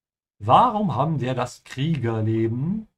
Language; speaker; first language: German; non-native, fluent; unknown